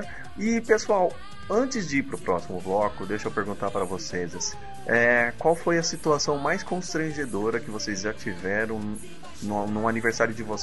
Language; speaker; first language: Portuguese; native; Portuguese